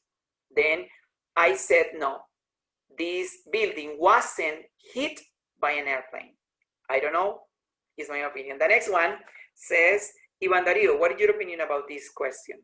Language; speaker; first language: English; non-native, learner; Spanish